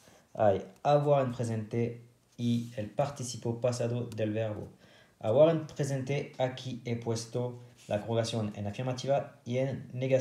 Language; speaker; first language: Spanish; non-native, fluent; French